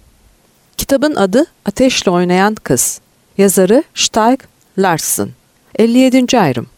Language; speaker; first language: Turkish; native; Turkish